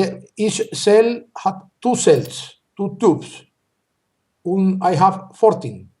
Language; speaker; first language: English; non-native, learner; Spanish